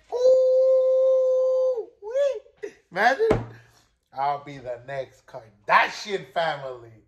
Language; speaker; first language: English; early bilingual, other home language; Spanish